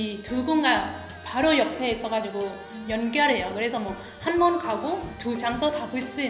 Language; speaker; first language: Korean; non-native, learner; Vietnamese